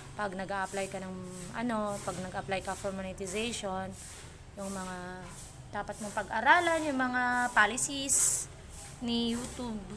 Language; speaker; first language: Filipino; non-native, local second language; Waray